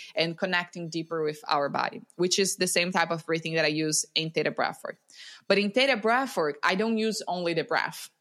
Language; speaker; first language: English; non-native, fluent; Portuguese